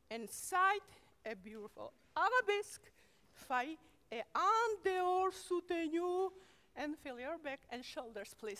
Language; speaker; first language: English; non-native, learner; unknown